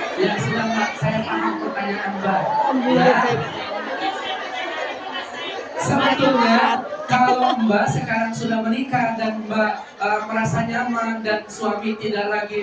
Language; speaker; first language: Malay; non-native, local second language; Javanese